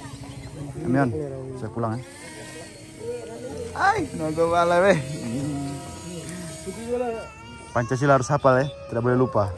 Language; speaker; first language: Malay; non-native, local second language; Javanese